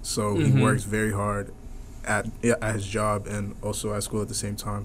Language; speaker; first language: English; native; English